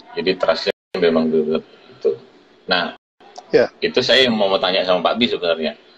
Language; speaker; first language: Indonesian; native; Indonesian